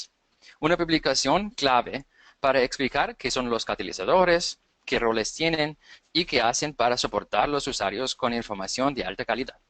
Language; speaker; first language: Spanish; non-native, fluent; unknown